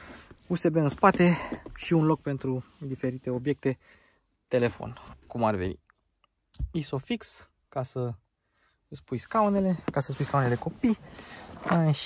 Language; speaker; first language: Romanian; native; Romanian